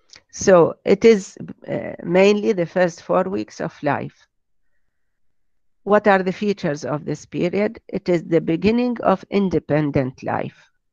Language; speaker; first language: English; non-native, fluent; Arabic